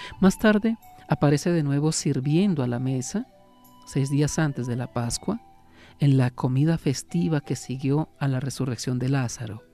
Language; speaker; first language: Spanish; native; Spanish